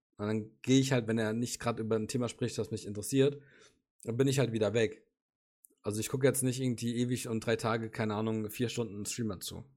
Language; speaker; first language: German; native; German